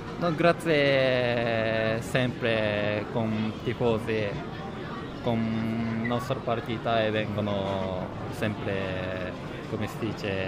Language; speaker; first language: Italian; non-native, learner; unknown